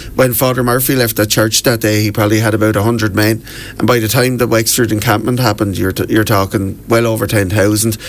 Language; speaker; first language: English; native; English